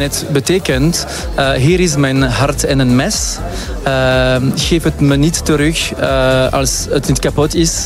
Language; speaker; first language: Dutch; non-native, local second language; French